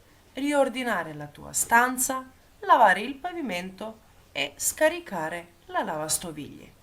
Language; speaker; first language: Italian; non-native, fluent; Macedonian